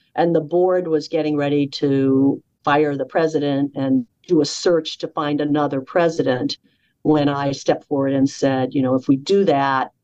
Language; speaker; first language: English; native; English